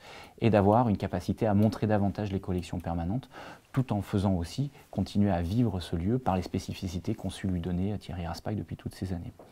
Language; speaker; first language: French; native; French